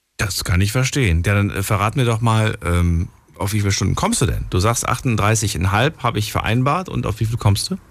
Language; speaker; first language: German; native; German